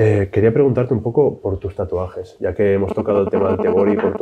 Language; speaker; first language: Spanish; native; Spanish